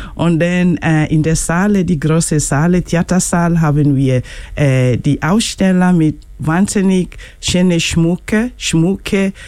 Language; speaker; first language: German; non-native, learner; Luo (Kenya and Tanzania)